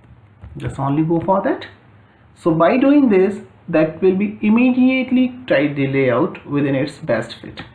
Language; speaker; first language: English; non-native, local second language; Hindi